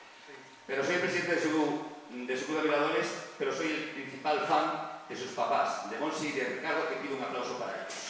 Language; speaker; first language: Spanish; native; Spanish